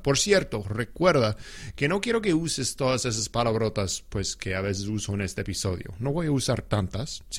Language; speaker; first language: Spanish; non-native, fluent; English